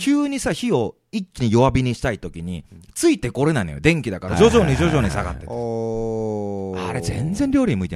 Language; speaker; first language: Japanese; native; Japanese